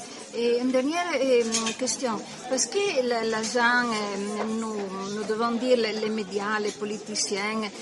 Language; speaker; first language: French; non-native, learner; Italian